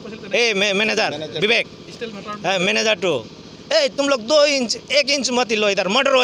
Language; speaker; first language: Hindi; non-native, local second language; Assamese